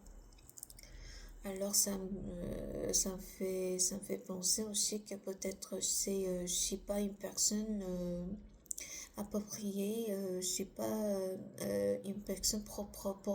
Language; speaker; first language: French; non-native, learner; Korean